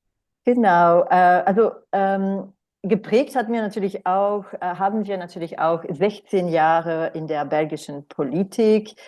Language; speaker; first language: German; non-native, fluent; Romanian